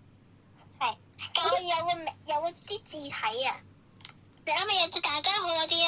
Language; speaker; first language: Chinese; native; Chinese